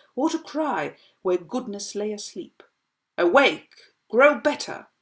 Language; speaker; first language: English; non-native, fluent; Greek